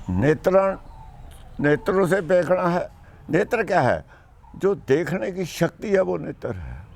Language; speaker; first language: Hindi; non-native, local second language; Punjabi